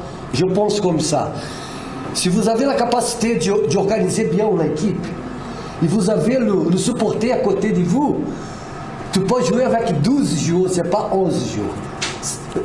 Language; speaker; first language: French; non-native, fluent; Portuguese